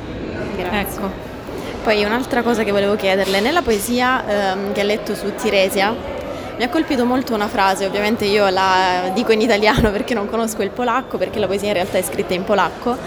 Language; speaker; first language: Italian; native; Italian